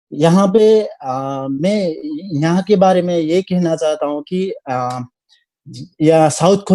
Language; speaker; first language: Hindi; non-native, learner; Nepali